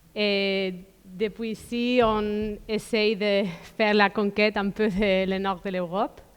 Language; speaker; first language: French; non-native, fluent; Spanish